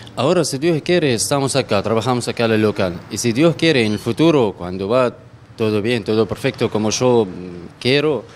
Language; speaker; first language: Spanish; non-native, fluent; Arabic